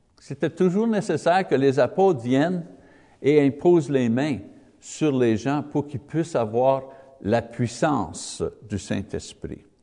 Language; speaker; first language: French; non-native, learner; English